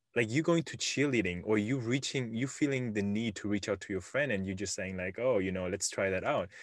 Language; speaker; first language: English; non-native, fluent; German